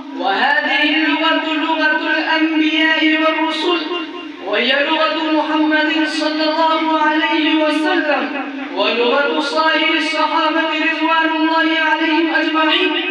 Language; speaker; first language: Arabic; non-native, learner; Urdu